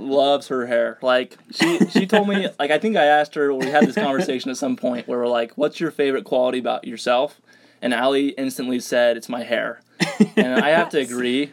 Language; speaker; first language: English; native; English